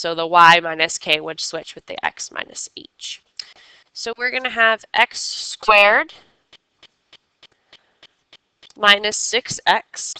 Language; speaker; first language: English; native; English